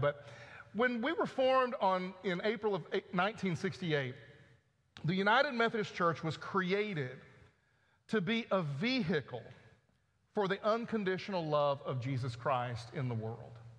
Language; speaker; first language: English; native; English